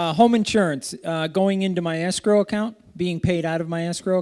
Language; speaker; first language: English; native; English